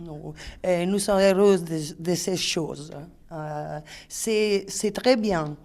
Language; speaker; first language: French; non-native, learner; Italian